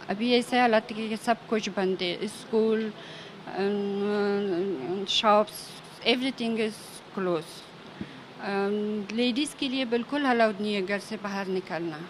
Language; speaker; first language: Hindi; non-native, fluent; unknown